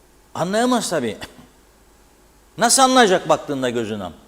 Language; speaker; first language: Turkish; native; Turkish